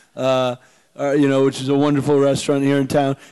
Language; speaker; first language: English; native; English